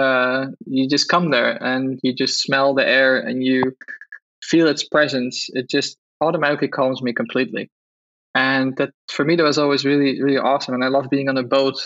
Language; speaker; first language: English; non-native, fluent; Dutch